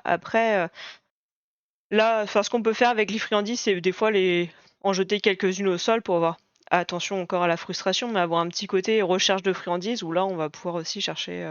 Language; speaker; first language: French; native; French